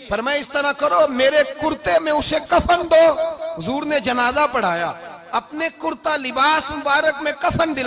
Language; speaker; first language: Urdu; non-native, local second language; Punjabi